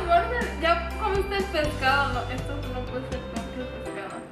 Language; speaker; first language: Spanish; early bilingual, other home language; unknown